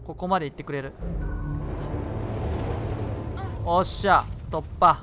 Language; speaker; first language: Japanese; native; Japanese